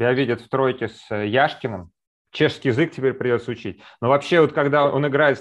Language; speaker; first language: Russian; native; Russian